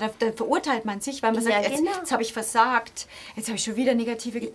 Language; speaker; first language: German; native; German